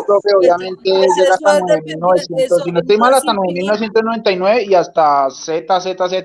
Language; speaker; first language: Spanish; native; Spanish